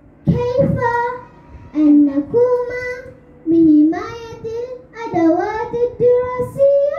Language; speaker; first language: Arabic; non-native, learner; Malay